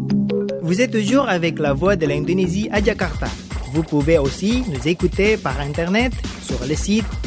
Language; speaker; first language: French; non-native, fluent; Indonesian